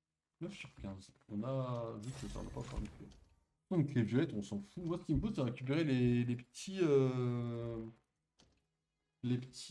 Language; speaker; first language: French; native; French